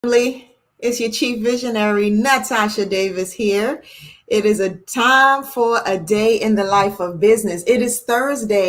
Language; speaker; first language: English; native; English